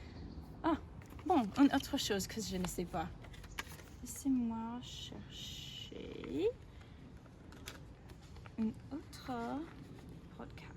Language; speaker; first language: French; non-native, learner; English